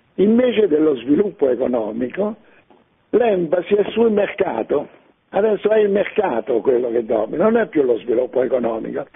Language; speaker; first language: Italian; native; Italian